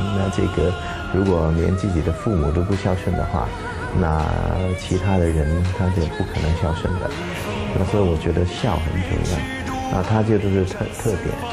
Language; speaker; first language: Chinese; non-native, local second language; Cantonese